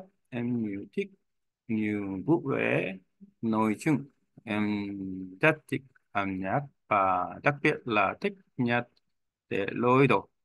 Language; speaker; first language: Vietnamese; non-native, learner; Korean